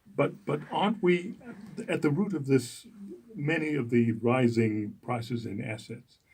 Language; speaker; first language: English; non-native, fluent; Danish